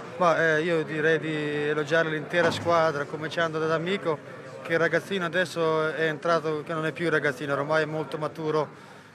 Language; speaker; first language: Italian; early bilingual, heritage; Italian